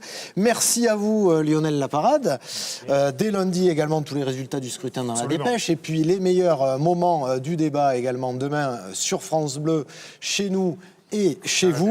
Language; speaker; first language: French; native; French